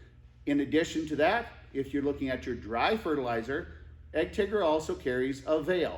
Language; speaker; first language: English; native; English